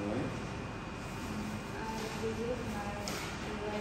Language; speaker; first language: English; non-native, learner; Vietnamese